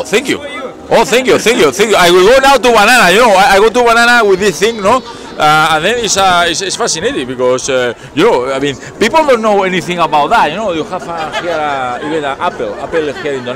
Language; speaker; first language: English; non-native, learner; Spanish